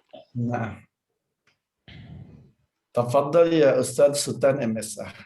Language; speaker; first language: Arabic; non-native, fluent; Indonesian